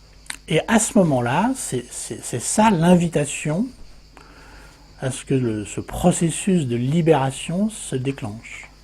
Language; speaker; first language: French; native; French